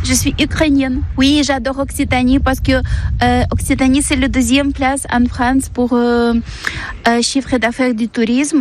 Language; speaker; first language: French; non-native, learner; Ukrainian